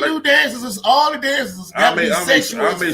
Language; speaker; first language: English; native; English